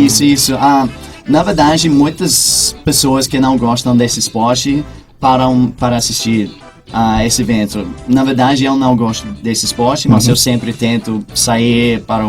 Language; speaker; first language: Portuguese; non-native, fluent; English